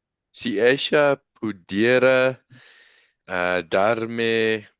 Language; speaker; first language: Spanish; non-native, learner; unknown